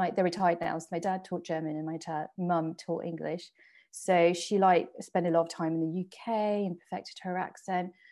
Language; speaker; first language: English; non-native, fluent; French